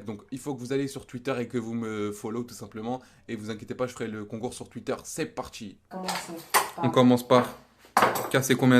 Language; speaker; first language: French; native; French